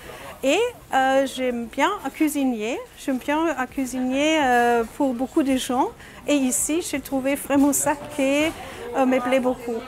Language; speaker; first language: French; non-native, fluent; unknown